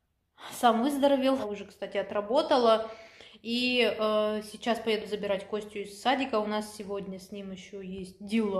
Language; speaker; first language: Russian; native; Russian